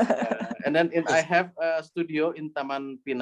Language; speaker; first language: English; non-native, learner; Indonesian